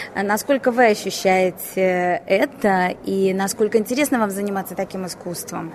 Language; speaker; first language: Russian; non-native, fluent; Chinese